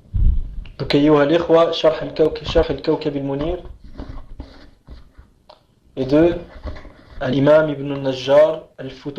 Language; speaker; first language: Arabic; non-native, fluent; French